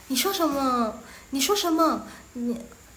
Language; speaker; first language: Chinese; non-native, fluent; Indonesian